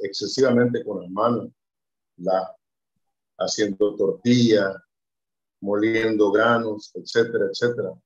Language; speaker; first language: Spanish; native; Spanish